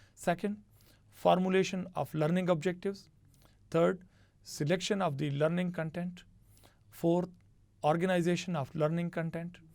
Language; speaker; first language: English; non-native, local second language; Urdu